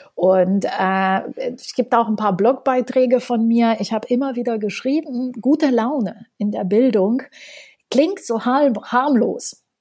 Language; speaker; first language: German; non-native, fluent; Romanian